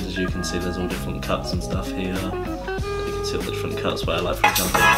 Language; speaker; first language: English; native; English